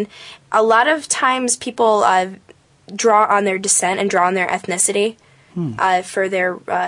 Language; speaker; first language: English; native; English